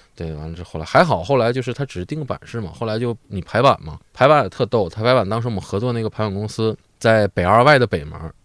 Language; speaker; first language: Chinese; native; Chinese